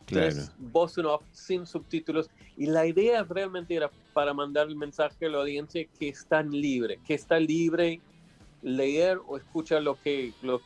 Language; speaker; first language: Spanish; non-native, fluent; English